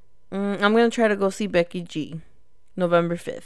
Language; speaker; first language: English; early bilingual, other home language; Spanish